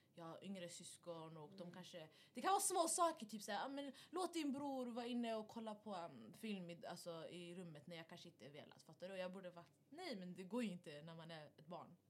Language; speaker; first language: Swedish; early bilingual, other home language; Arabic